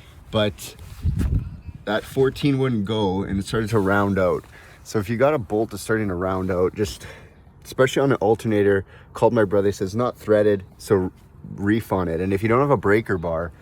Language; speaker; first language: English; native; English